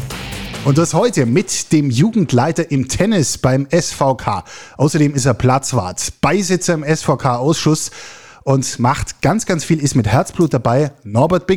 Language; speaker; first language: German; native; German